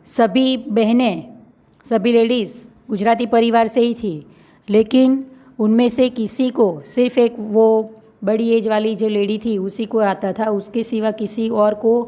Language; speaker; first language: Hindi; non-native, local second language; Gujarati